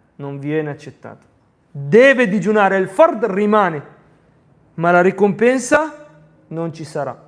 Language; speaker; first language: Italian; early bilingual, other home language; Arabic